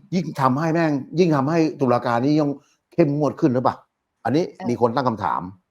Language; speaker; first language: Thai; native; Thai